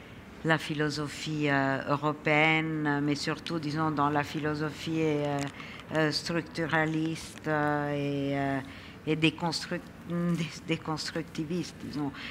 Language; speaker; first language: French; non-native, fluent; Italian